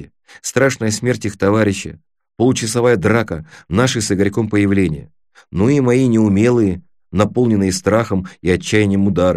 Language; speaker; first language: Russian; native; Russian